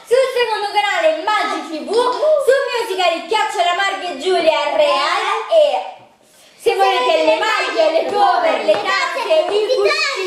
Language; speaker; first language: Italian; native; Italian